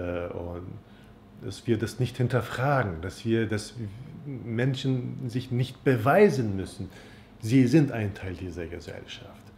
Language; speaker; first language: German; non-native, fluent; Turkish